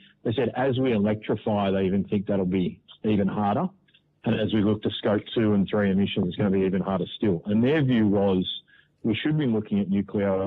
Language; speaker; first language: English; native; English